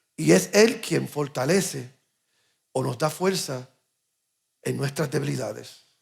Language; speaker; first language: Spanish; early bilingual, heritage; English